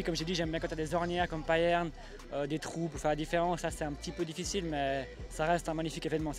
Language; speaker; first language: French; native; French